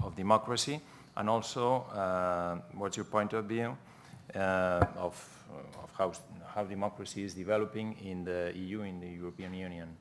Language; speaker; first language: English; non-native, fluent; Catalan